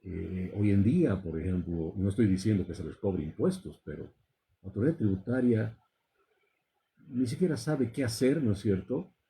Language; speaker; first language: Spanish; native; Spanish